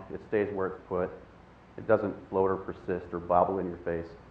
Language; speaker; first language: English; native; English